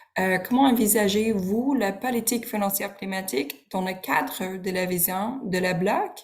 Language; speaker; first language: French; non-native, learner; English